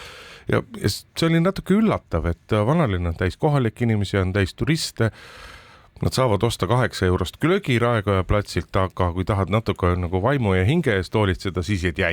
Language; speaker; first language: Estonian; native; Estonian